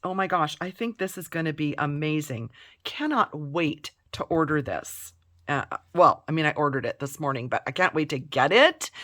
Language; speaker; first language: English; native; English